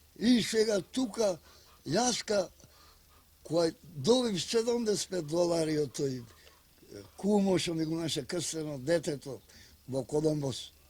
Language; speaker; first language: Macedonian; native; Macedonian